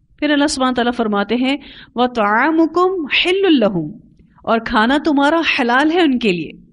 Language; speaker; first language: Urdu; native; Urdu